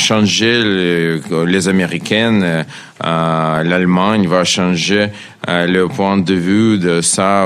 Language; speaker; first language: French; non-native, learner; Ukrainian